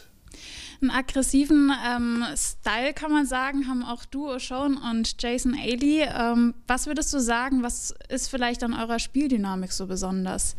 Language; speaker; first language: German; native; German